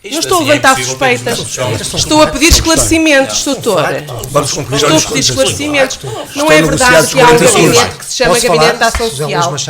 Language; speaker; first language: Portuguese; native; Portuguese